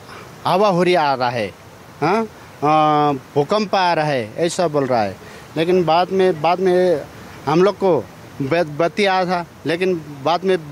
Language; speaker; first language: Hindi; non-native, learner; Nepali